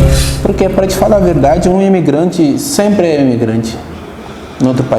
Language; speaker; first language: Portuguese; non-native, fluent; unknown